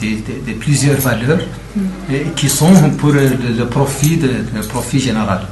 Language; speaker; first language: French; non-native, local second language; Arabic